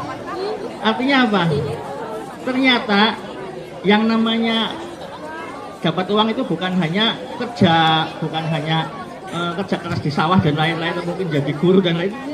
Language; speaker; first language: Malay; non-native, local second language; Javanese